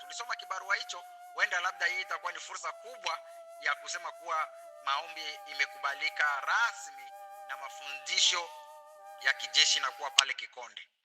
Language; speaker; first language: Swahili; native; Swahili